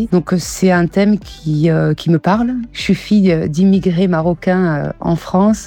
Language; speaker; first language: French; early bilingual, other home language; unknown